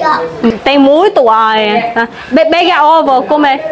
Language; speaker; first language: Portuguese; non-native, learner; Vietnamese